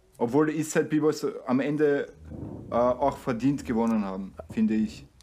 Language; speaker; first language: German; native; German